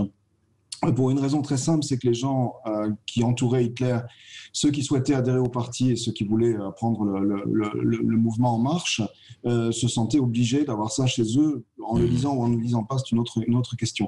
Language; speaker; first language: French; native; French